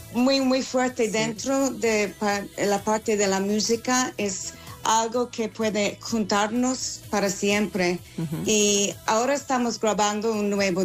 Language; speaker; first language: Spanish; non-native, fluent; English